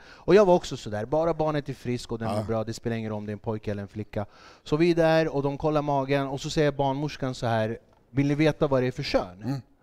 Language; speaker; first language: Swedish; early bilingual, other home language; Kurdish